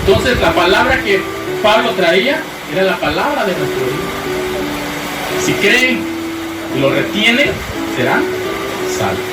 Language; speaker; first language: Spanish; native; Spanish